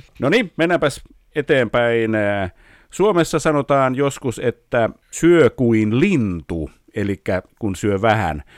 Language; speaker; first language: Finnish; native; Finnish